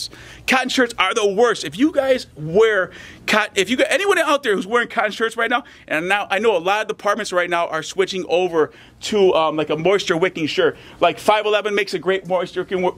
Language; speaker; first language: English; native; English